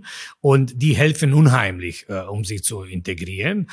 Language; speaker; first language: German; non-native, fluent; Croatian